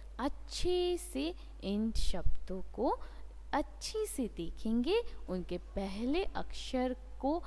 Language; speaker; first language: Hindi; non-native, local second language; Bangla